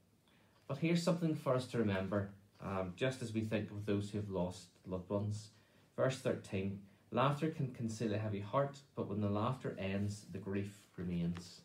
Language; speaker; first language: English; native; English